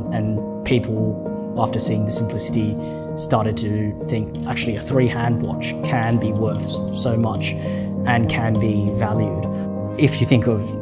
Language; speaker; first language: English; native; English